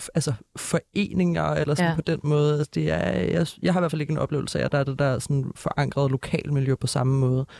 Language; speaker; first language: Danish; native; Danish